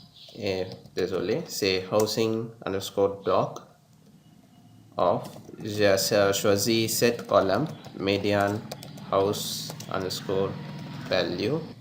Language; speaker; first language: French; non-native, learner; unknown